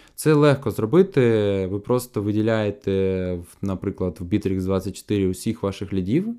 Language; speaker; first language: Ukrainian; non-native, local second language; Russian